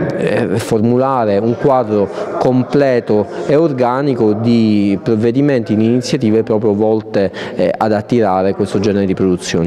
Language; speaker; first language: Italian; native; Italian